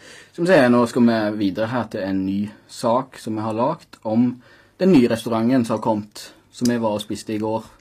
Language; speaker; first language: Norwegian; native; Norwegian